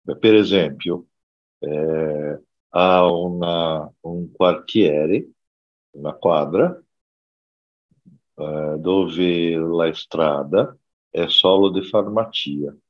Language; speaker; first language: Italian; non-native, learner; Portuguese